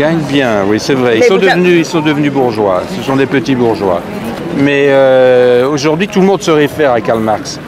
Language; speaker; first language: French; native; French